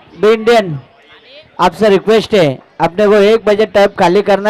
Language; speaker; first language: Hindi; non-native, local second language; Marathi